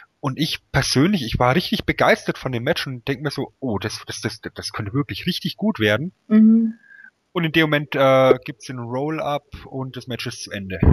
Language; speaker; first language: German; native; German